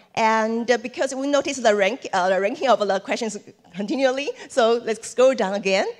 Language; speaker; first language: English; non-native, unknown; Chinese